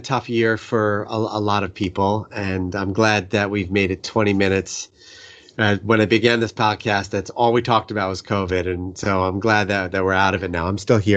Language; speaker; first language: English; native; English